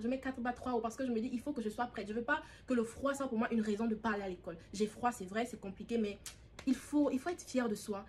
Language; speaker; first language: French; native; French